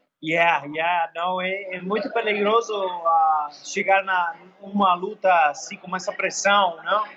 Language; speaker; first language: Portuguese; non-native, learner; English